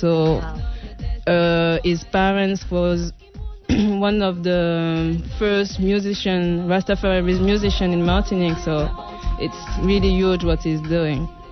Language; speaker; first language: English; non-native, fluent; French